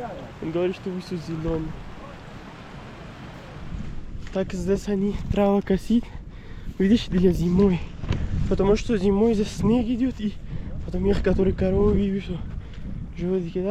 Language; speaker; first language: Russian; non-native, learner; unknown